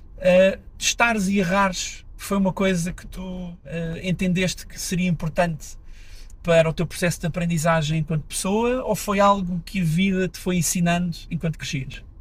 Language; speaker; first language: Portuguese; native; Portuguese